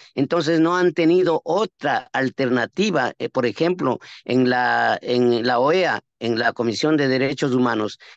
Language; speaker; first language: Spanish; native; Spanish